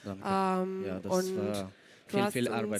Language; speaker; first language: German; non-native, learner; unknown